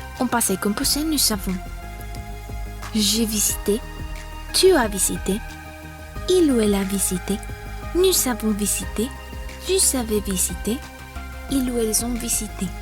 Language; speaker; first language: French; non-native, fluent; Spanish